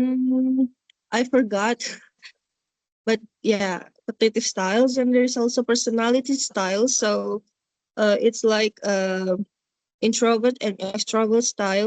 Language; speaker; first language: English; non-native, learner; Indonesian